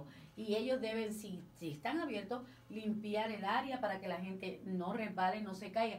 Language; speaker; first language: Spanish; native; Spanish